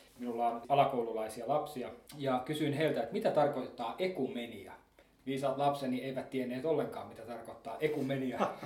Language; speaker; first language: Finnish; native; Finnish